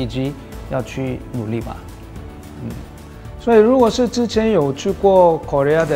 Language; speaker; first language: Chinese; non-native, fluent; Korean